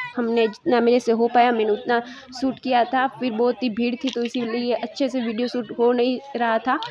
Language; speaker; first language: Hindi; non-native, local second language; Gujarati